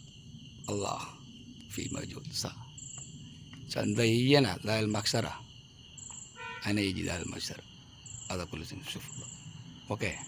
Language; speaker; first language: Arabic; non-native, learner; Malayalam